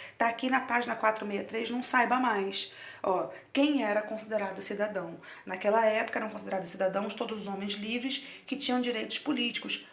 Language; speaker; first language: Portuguese; native; Portuguese